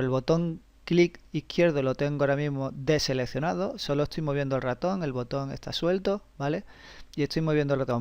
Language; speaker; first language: Spanish; native; Spanish